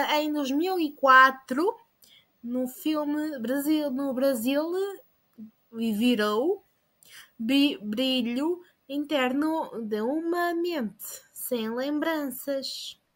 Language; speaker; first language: Portuguese; non-native, learner; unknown